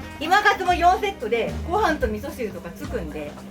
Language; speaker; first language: Japanese; native; Japanese